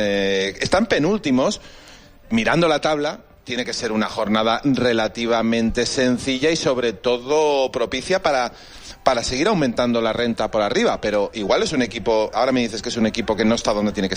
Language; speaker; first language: Spanish; native; Spanish